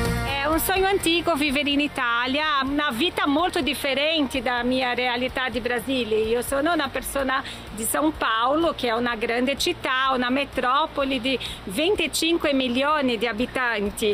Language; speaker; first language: Italian; non-native, learner; Portuguese